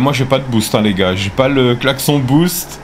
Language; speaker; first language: French; native; French